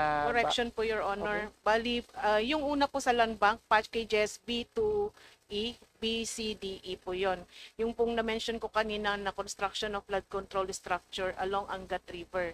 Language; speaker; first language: Filipino; native; Filipino